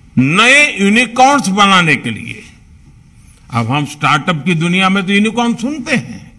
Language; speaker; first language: Hindi; non-native, local second language; Gujarati